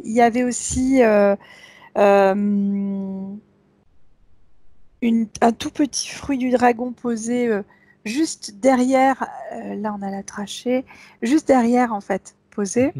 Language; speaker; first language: French; native; French